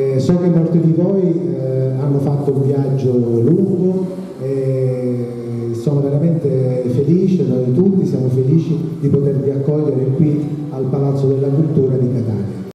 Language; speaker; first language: Italian; native; Italian